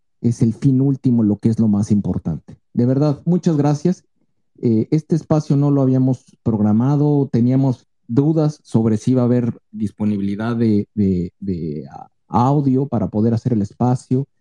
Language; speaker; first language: Spanish; native; Spanish